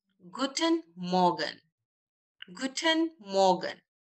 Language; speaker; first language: German; non-native, learner; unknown